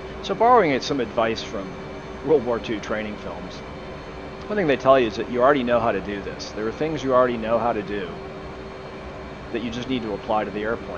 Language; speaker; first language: English; native; English